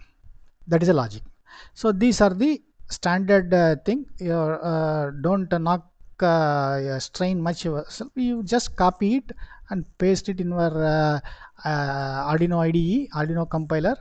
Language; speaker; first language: English; non-native, local second language; Tamil